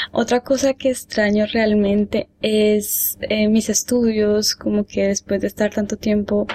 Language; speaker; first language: Spanish; native; Spanish